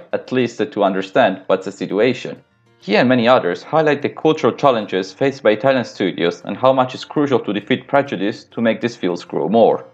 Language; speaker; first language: English; non-native, fluent; Italian